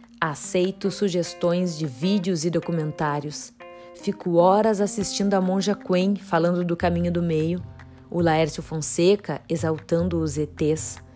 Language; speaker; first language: Portuguese; native; Portuguese